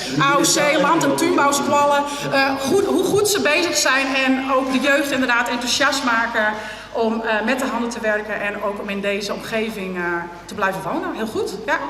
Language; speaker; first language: Dutch; non-native, local second language; Western Frisian